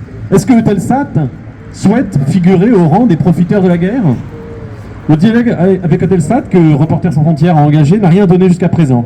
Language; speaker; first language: French; native; French